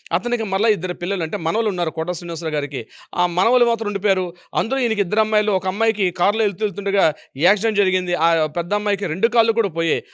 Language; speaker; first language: Telugu; native; Telugu